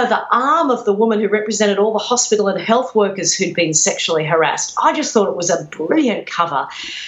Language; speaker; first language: English; native; English